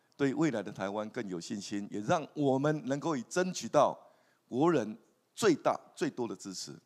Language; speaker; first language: Chinese; native; Chinese